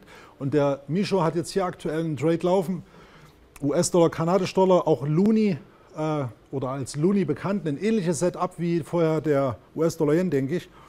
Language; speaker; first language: German; native; German